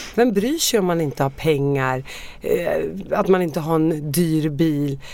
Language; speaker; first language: Swedish; early bilingual, other home language; Arabic